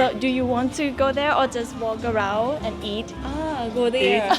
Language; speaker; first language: English; non-native, learner; Thai